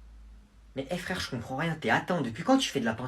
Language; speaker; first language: French; native; French